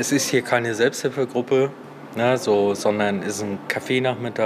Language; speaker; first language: German; native; German